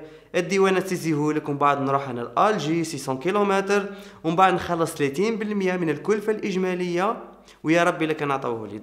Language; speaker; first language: Arabic; native; Arabic